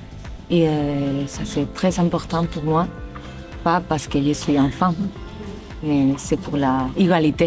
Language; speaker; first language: French; non-native, fluent; Spanish